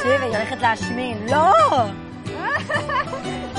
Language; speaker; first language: Chinese; non-native, learner; Hebrew